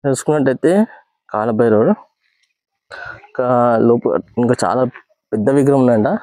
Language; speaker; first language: Telugu; native; Telugu